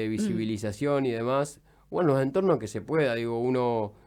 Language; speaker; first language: Spanish; native; Spanish